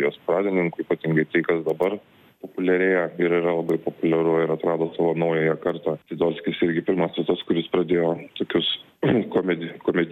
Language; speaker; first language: Lithuanian; native; Lithuanian